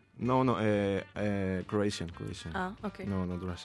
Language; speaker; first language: English; non-native, learner; Spanish